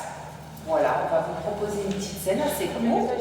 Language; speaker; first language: French; native; French